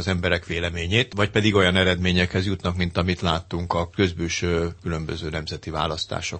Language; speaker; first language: Hungarian; native; Hungarian